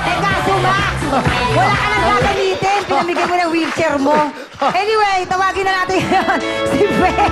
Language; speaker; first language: Filipino; native; Filipino